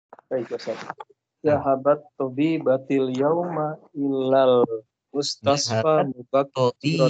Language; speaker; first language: Indonesian; native; Indonesian